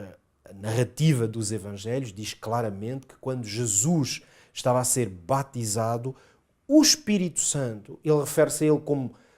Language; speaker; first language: Portuguese; native; Portuguese